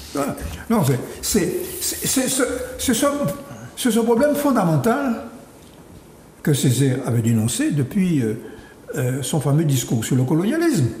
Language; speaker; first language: French; native; French